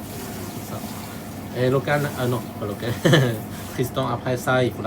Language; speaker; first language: French; non-native, local second language; Chinese